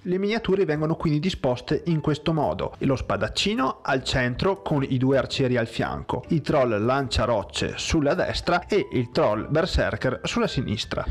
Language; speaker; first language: Italian; native; Italian